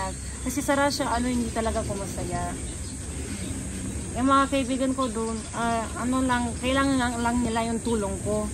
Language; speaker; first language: Filipino; non-native, fluent; Russian